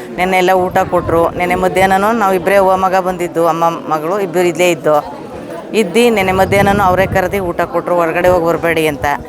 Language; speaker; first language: Kannada; native; Kannada